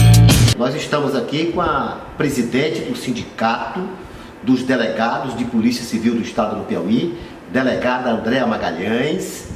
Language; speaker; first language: Portuguese; native; Portuguese